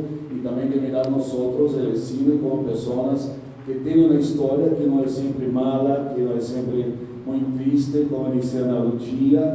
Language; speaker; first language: Spanish; non-native, learner; Portuguese